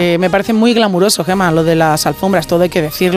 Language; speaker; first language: Spanish; native; Spanish